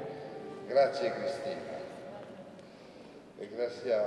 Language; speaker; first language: Italian; non-native, fluent; French